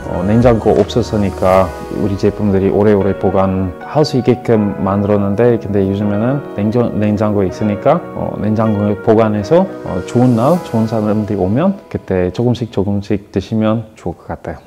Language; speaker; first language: Korean; non-native, fluent; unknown